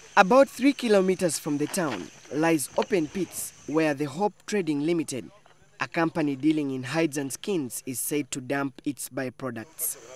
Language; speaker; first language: English; non-native, local second language; Ganda